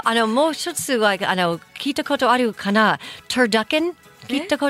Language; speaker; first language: Japanese; non-native, fluent; English